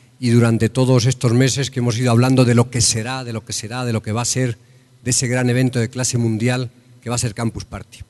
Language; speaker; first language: Spanish; native; Spanish